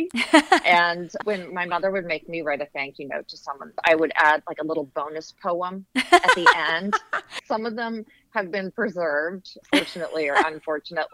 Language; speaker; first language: English; native; English